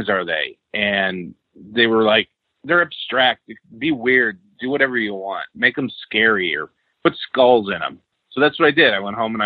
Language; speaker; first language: English; native; English